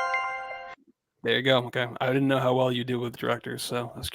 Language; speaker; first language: English; native; English